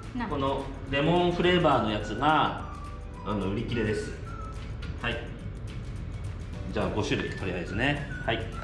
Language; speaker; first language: Japanese; native; Japanese